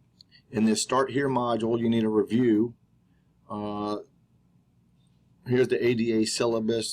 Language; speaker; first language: English; native; English